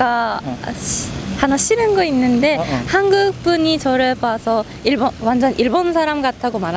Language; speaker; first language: Korean; early bilingual, heritage; Japanese